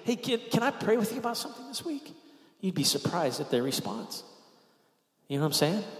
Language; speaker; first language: English; native; English